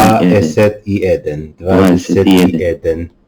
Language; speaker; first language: Macedonian; non-native, learner; Serbian